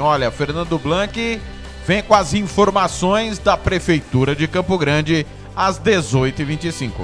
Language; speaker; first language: Portuguese; native; Portuguese